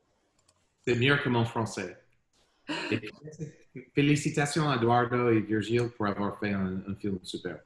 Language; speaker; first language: French; non-native, learner; English